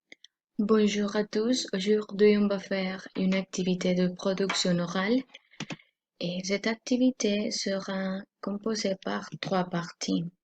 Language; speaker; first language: French; non-native, learner; Spanish